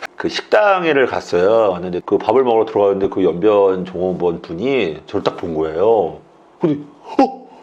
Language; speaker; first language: Korean; native; Korean